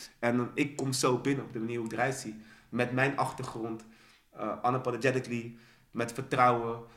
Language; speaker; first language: Dutch; early bilingual, other home language; Sranan Tongo